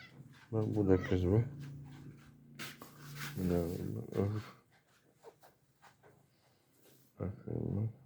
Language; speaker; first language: Turkish; native; Turkish